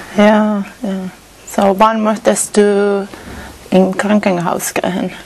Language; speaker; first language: German; non-native, learner; Finnish